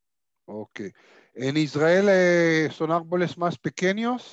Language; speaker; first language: Spanish; non-native, fluent; Hebrew